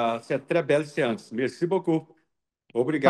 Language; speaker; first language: French; non-native, learner; Portuguese